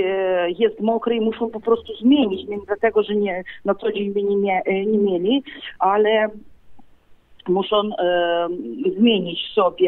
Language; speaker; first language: Polish; non-native, fluent; Ukrainian